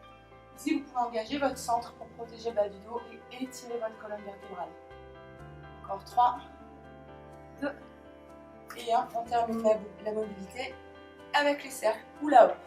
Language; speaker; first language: French; native; French